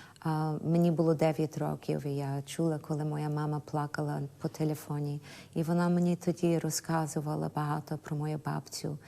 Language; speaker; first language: Ukrainian; early bilingual, heritage; Ukrainian